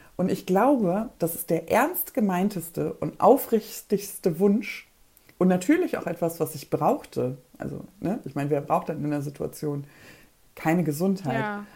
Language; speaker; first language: German; early bilingual, other home language; Polish